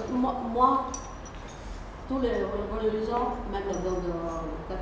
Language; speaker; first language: French; non-native, learner; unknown